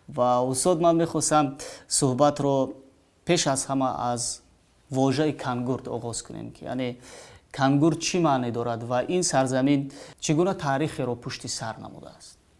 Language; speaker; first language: Tajik; native; Tajik